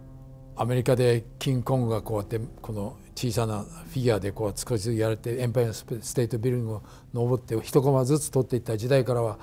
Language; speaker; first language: Japanese; native; Japanese